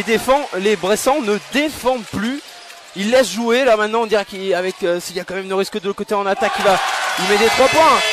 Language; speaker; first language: French; native; French